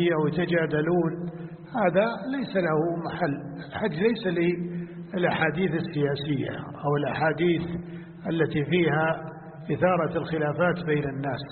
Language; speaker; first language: Arabic; native; Arabic